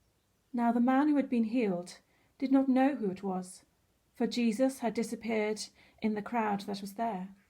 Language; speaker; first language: English; native; English